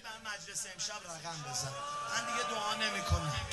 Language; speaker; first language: Persian; native; Persian